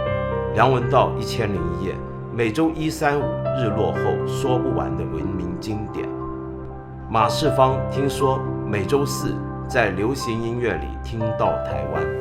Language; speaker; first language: Chinese; native; Chinese